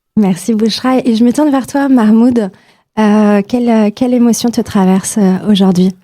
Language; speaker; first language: French; native; French